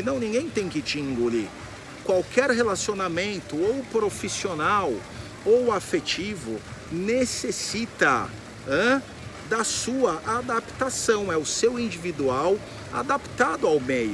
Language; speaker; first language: Portuguese; native; Portuguese